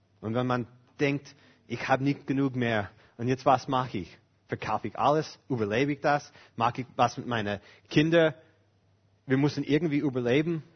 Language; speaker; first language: German; non-native, fluent; English